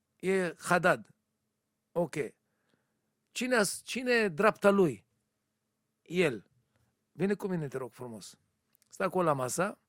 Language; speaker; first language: Romanian; non-native, learner; Hebrew